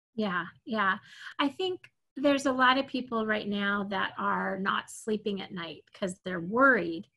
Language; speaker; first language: English; native; English